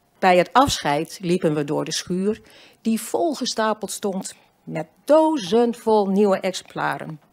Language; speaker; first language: Dutch; native; Dutch